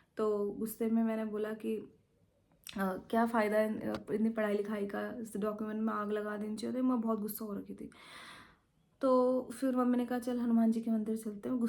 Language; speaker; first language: Hindi; native; Hindi